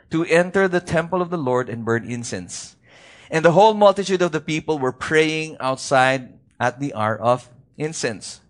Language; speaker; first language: English; non-native, local second language; Filipino